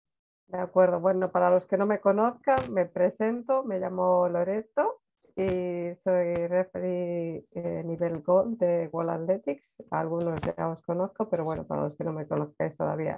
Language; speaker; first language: Spanish; native; Spanish